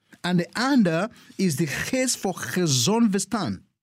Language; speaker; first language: Dutch; non-native, fluent; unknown